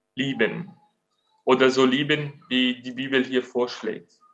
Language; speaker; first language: German; non-native, fluent; Portuguese